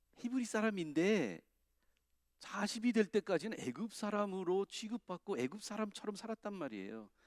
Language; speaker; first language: Korean; native; Korean